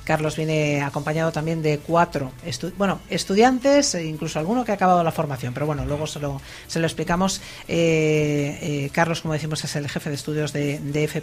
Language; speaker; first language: Spanish; native; Spanish